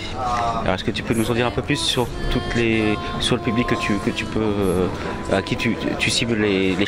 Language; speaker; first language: French; native; French